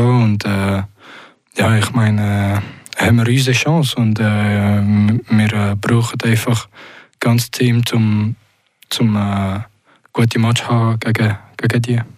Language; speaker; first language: German; non-native, local second language; French